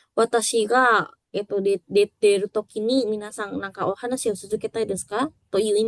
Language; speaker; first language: Japanese; non-native, fluent; Indonesian